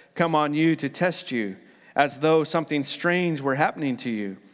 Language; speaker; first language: English; native; English